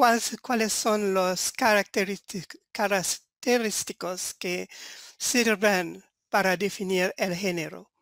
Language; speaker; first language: Spanish; non-native, fluent; French